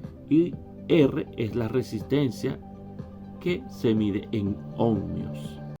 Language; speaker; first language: Spanish; native; Spanish